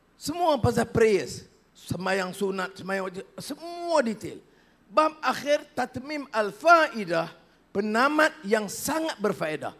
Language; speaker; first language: Malay; native; Malay